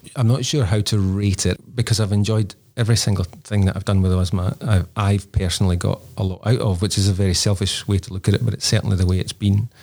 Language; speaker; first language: English; native; English